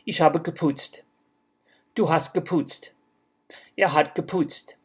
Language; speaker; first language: German; non-native, fluent; English